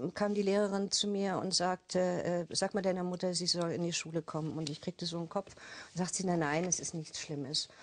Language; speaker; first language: German; native; German